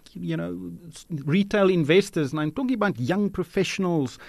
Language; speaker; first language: English; non-native, local second language; Afrikaans